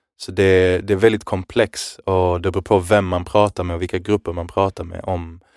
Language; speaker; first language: Swedish; early bilingual, other home language; Arabic